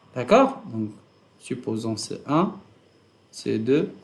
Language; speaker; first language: French; non-native, local second language; Arabic